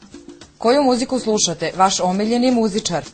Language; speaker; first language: Serbian; native; Serbian